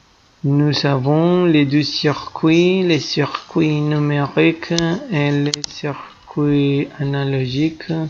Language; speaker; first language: French; non-native, fluent; Spanish